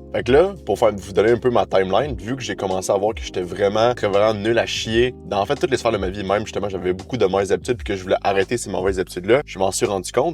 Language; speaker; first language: French; native; French